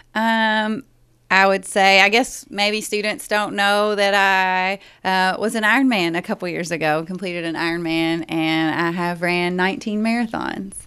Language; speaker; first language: English; native; English